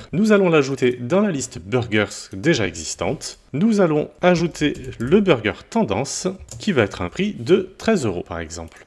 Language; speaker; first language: French; native; French